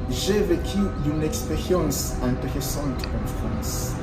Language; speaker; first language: French; non-native, fluent; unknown